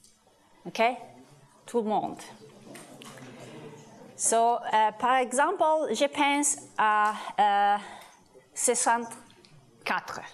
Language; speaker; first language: French; non-native, learner; Italian